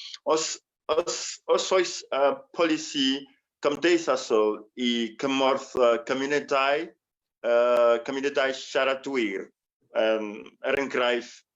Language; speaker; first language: Welsh; non-native, fluent; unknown